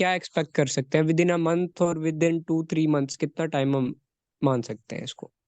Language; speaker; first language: Urdu; non-native, local second language; Saraiki